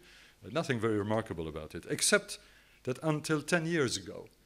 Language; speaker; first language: English; non-native, fluent; French